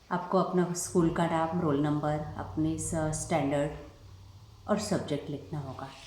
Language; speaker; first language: Hindi; non-native, local second language; Marathi